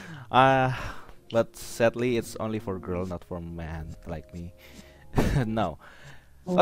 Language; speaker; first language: English; non-native, learner; Indonesian